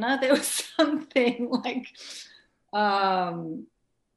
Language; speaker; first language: English; early bilingual, other home language; French